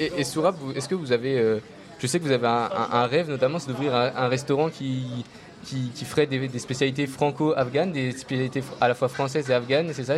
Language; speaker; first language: French; native; French